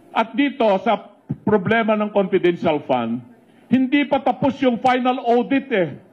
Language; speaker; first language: Filipino; non-native, local second language; Iloko